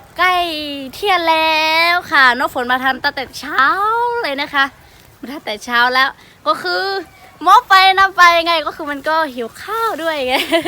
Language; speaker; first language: Thai; non-native, local second language; Lahu